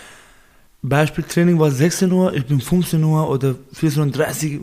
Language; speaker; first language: German; non-native, learner; Baluchi